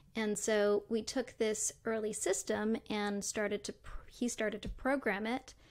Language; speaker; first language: English; native; English